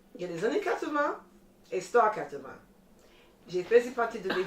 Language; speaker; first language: French; non-native, fluent; English